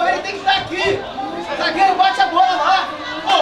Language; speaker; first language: Portuguese; native; Portuguese